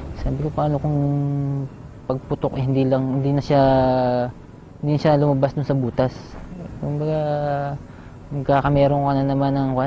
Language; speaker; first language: Filipino; native; Filipino